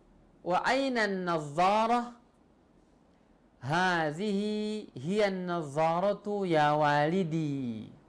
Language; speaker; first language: Arabic; non-native, fluent; Indonesian